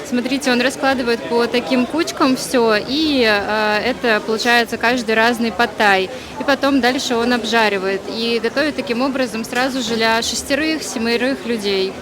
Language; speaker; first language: Russian; native; Russian